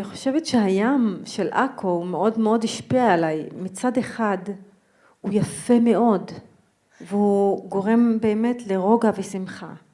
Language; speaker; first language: Hebrew; non-native, local second language; Arabic